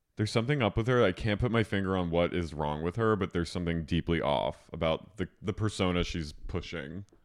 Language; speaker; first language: English; native; English